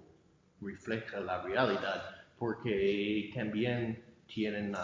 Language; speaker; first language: Spanish; non-native, fluent; English